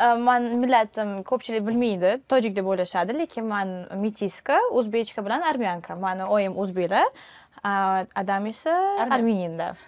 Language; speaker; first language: Uzbek; non-native, local second language; Russian